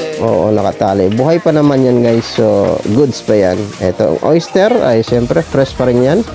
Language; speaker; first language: Filipino; non-native, local second language; Cebuano